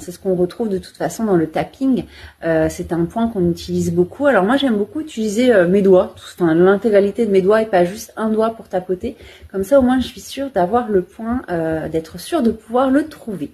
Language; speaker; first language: French; native; French